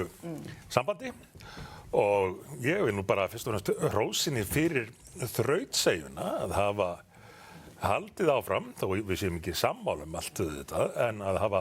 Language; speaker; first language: Icelandic; native; Icelandic